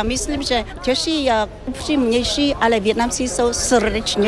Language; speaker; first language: Czech; non-native, learner; Vietnamese